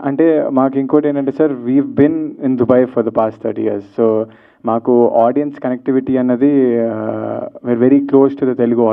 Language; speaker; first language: Telugu; native; Telugu